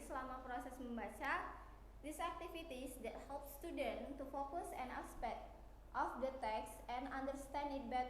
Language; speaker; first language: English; non-native, learner; Indonesian